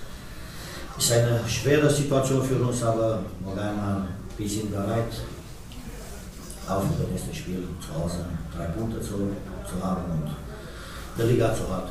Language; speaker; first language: German; non-native, learner; Romanian